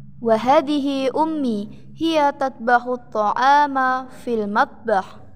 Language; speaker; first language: Arabic; non-native, learner; Indonesian